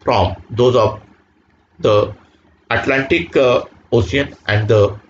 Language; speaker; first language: English; non-native, local second language; Marathi